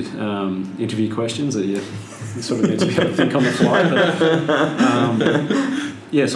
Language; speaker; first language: English; native; English